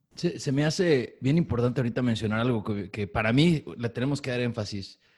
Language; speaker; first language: Spanish; native; Spanish